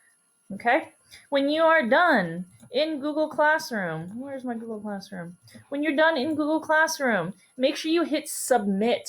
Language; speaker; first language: English; native; English